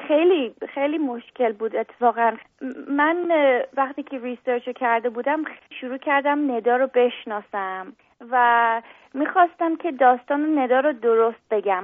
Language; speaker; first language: Persian; early bilingual, heritage; Persian